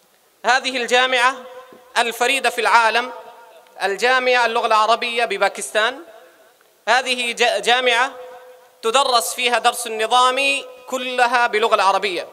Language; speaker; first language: Arabic; non-native, fluent; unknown